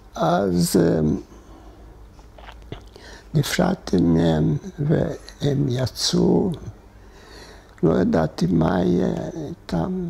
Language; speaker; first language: Hebrew; non-native, fluent; Hungarian